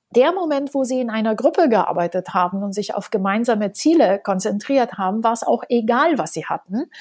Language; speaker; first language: German; non-native, fluent; Romanian